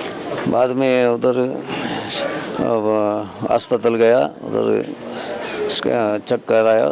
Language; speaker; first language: Hindi; non-native, local second language; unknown